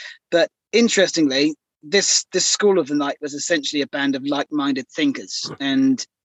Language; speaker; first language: English; native; English